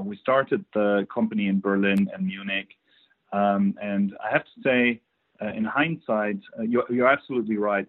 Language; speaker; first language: English; non-native, fluent; German